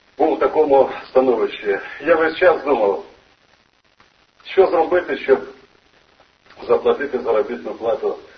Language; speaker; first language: Ukrainian; non-native, local second language; Russian